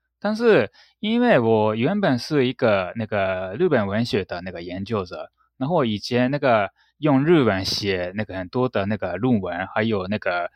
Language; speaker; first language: Chinese; non-native, fluent; Japanese